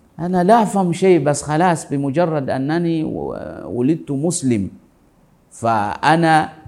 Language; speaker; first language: Arabic; non-native, fluent; Swahili